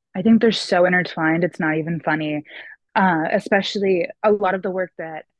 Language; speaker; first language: English; native; English